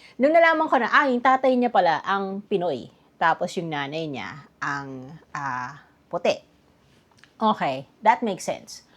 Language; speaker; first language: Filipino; native; Filipino